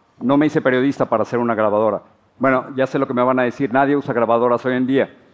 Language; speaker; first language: Spanish; native; Spanish